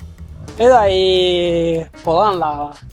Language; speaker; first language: Cantonese; non-native, learner; Italian